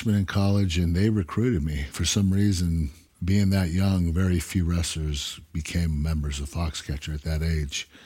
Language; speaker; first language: English; native; English